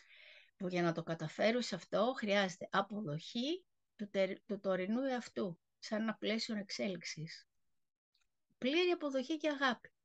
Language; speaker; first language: Greek; native; Greek